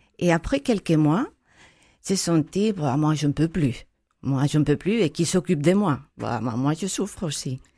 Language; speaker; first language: French; non-native, fluent; Spanish